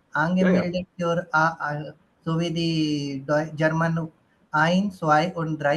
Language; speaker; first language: German; non-native, learner; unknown